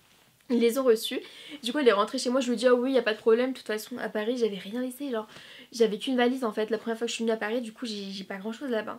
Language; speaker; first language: French; native; French